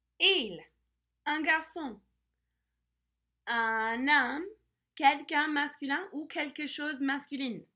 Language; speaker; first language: French; non-native, fluent; English